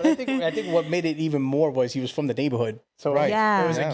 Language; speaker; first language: English; native; English